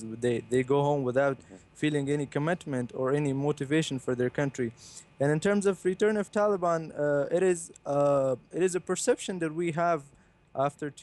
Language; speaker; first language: English; non-native, fluent; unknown